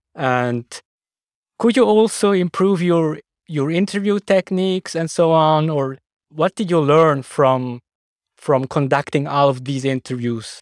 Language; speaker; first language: English; non-native, fluent; Swiss German